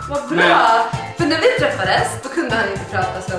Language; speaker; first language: Swedish; native; Swedish